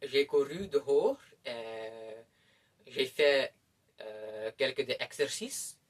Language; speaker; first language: French; non-native, learner; Dutch